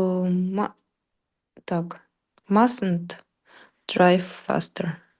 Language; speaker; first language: English; non-native, learner; Russian